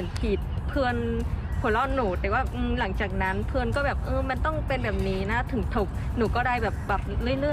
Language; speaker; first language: Thai; non-native, fluent; Vietnamese